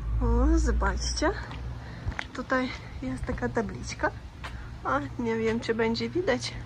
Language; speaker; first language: Polish; non-native, learner; Russian